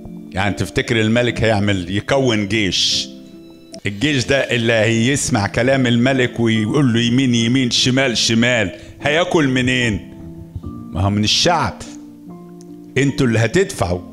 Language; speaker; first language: Arabic; native; Arabic